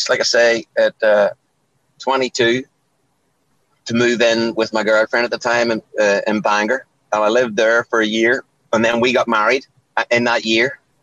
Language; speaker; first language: English; native; English